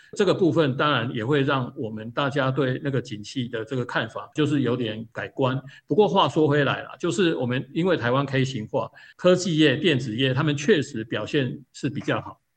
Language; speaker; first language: Chinese; native; Chinese